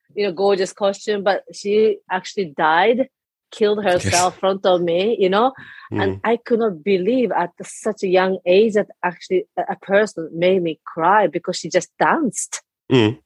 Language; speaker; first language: English; non-native, fluent; Japanese